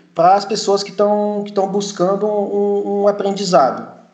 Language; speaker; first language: Portuguese; early bilingual, heritage; Portuguese